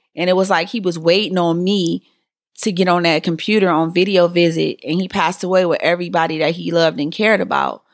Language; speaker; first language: English; native; English